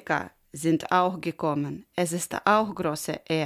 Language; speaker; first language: German; non-native, learner; Ukrainian